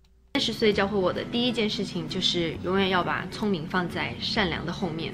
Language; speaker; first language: Chinese; native; Chinese